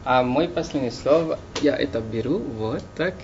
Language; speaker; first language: Russian; non-native, learner; French